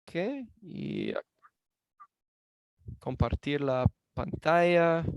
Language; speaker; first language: Spanish; non-native, fluent; English